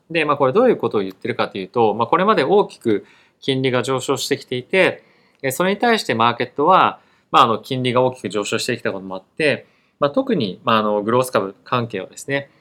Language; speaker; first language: Japanese; native; Japanese